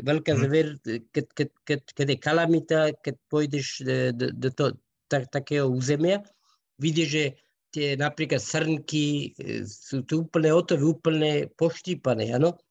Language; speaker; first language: Slovak; non-native, fluent; Persian